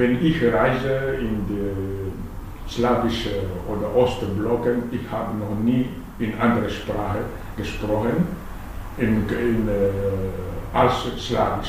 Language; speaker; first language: German; non-native, fluent; Malagasy